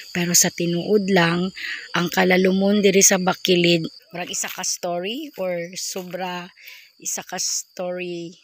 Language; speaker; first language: Cebuano; non-native, local second language; Hiligaynon